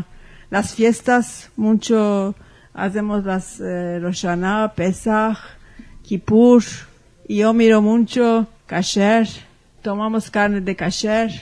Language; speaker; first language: Spanish; early bilingual, heritage; Ladino